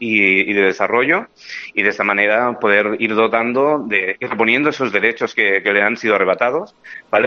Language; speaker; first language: Spanish; native; Spanish